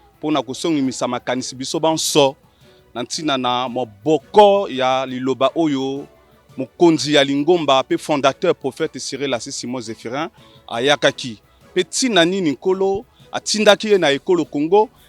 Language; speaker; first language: Lingala; native; Lingala